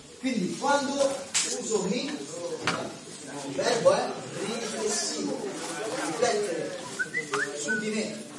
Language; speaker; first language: Italian; native; Italian